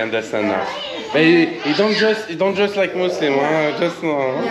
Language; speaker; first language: English; non-native, learner; French